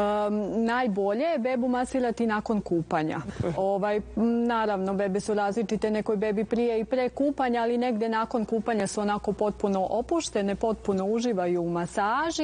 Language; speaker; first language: Serbian; native; Serbian